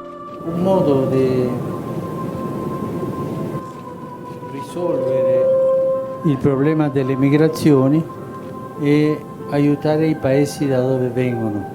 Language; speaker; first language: Italian; non-native, fluent; Spanish